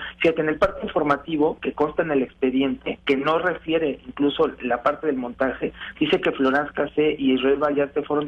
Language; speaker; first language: Spanish; native; Spanish